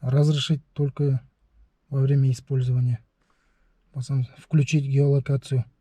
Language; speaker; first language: Russian; non-native, local second language; Kazakh